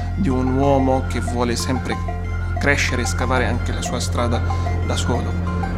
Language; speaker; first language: Italian; non-native, fluent; Arabic